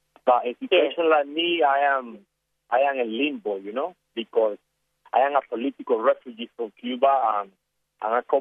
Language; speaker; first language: English; non-native, learner; Spanish